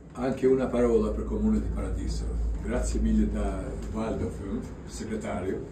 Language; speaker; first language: Italian; non-native, learner; Albanian